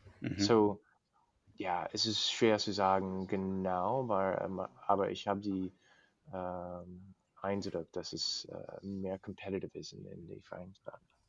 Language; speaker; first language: German; non-native, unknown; English